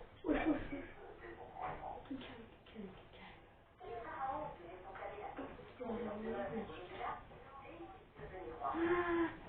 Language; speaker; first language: French; native; French